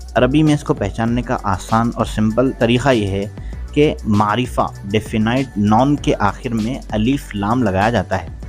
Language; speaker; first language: Urdu; native; Urdu